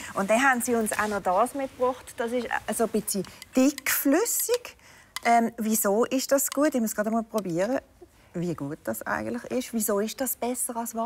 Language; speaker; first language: German; native; German